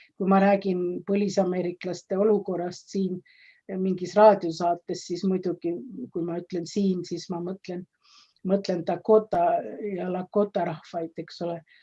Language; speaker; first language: Estonian; native; Estonian